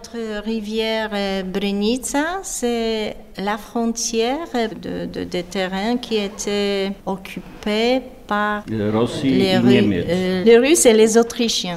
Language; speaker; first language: French; non-native, fluent; Polish